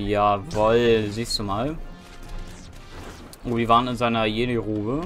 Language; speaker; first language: German; native; German